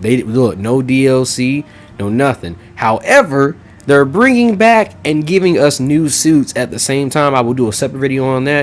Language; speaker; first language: English; native; English